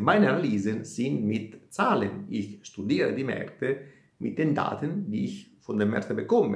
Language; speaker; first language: German; non-native, fluent; Italian